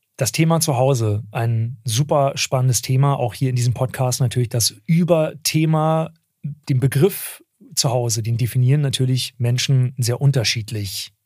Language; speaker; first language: German; early bilingual, other home language; Turkish